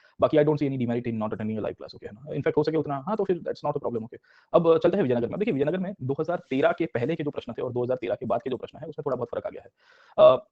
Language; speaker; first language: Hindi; non-native, local second language; Gujarati